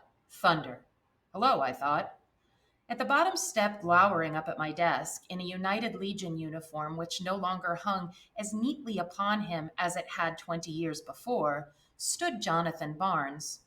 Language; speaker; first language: English; native; English